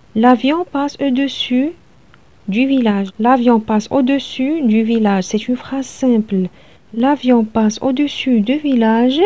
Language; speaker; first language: French; non-native, local second language; Arabic